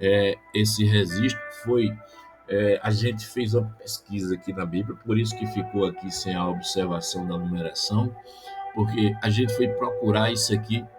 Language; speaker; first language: Portuguese; native; Portuguese